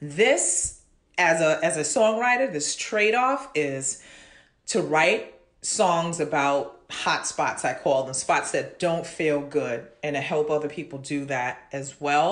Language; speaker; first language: English; native; English